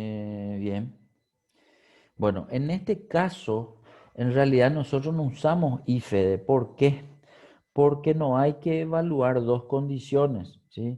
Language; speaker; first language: Spanish; native; Spanish